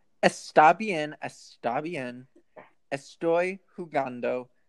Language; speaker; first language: Spanish; non-native, learner; English